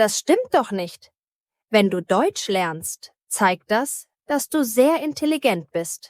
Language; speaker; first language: German; native; German